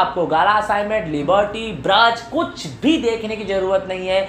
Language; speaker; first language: Hindi; non-native, local second language; Gujarati